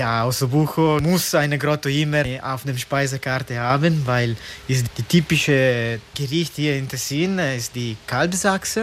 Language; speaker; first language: German; non-native, learner; Italian